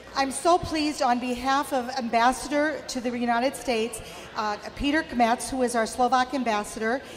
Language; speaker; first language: English; early bilingual, other home language; Czech